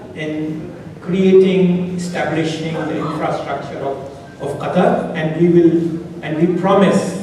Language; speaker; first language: English; non-native, local second language; Urdu